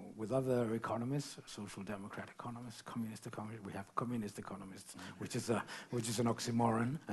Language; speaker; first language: English; non-native, fluent; Spanish